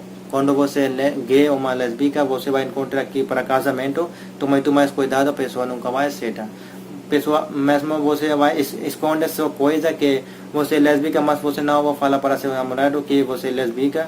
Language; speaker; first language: Portuguese; non-native, learner; Hindi